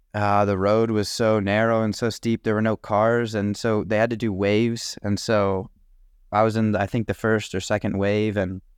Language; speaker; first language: English; native; English